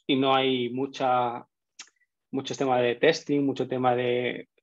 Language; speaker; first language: Spanish; native; Spanish